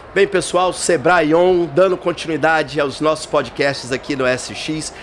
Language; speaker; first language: Portuguese; native; Portuguese